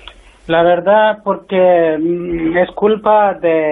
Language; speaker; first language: Spanish; non-native, learner; Persian